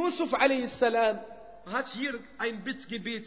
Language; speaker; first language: German; non-native, fluent; Arabic